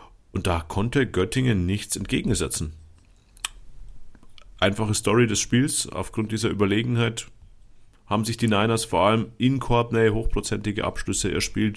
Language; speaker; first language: German; native; German